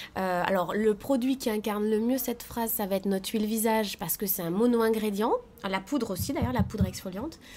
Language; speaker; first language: French; native; French